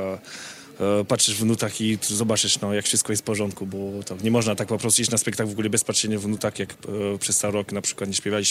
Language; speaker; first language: Polish; non-native, learner; French